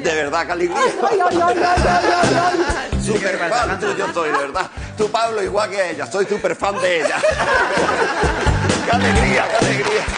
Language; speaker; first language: Spanish; native; Spanish